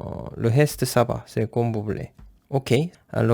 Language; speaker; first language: French; non-native, fluent; Korean